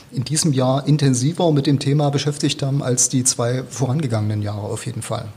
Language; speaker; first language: German; native; German